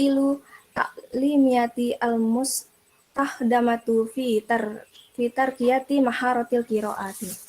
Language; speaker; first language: Arabic; non-native, learner; Indonesian